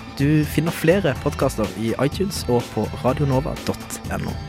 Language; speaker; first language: Norwegian; native; Norwegian